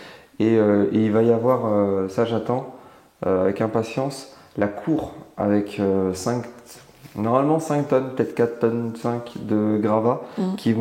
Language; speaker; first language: French; native; French